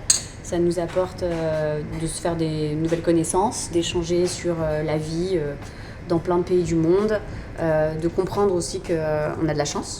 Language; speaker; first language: French; native; French